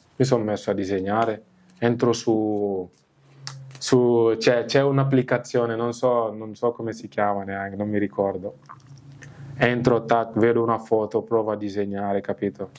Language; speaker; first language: Italian; non-native, fluent; Wolof